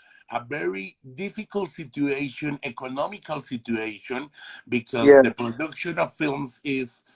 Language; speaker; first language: English; non-native, learner; Spanish